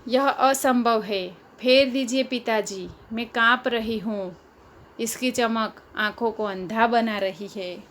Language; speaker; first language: Hindi; non-native, local second language; Gujarati